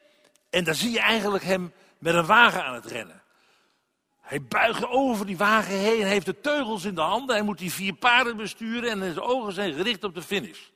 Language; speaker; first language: Dutch; native; Dutch